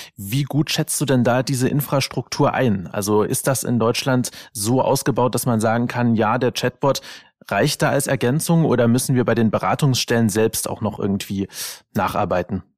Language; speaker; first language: German; native; German